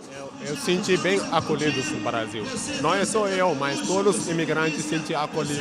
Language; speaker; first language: Portuguese; non-native, learner; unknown